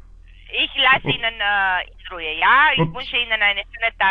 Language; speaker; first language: German; non-native, learner; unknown